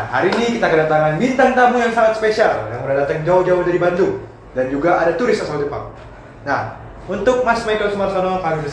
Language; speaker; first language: Indonesian; native; Indonesian